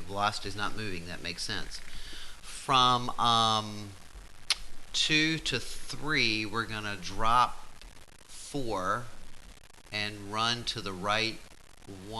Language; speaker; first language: English; native; English